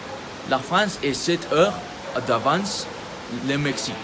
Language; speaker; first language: French; non-native, learner; Spanish